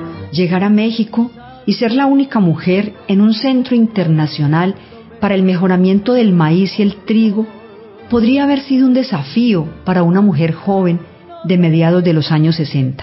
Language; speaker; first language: Spanish; native; Spanish